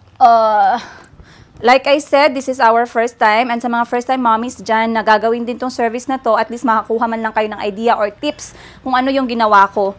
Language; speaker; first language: Filipino; native; Filipino